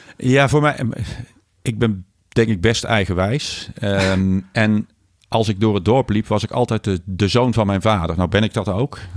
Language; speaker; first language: Dutch; native; Dutch